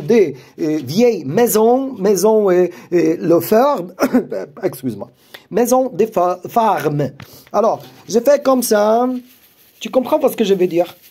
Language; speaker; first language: French; non-native, learner; Polish